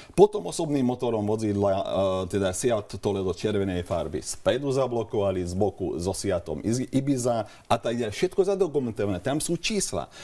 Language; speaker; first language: Slovak; non-native, local second language; Hungarian